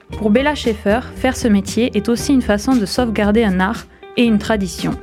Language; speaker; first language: French; native; French